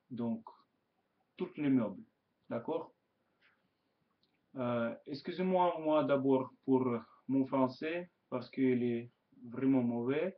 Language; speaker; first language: French; non-native, learner; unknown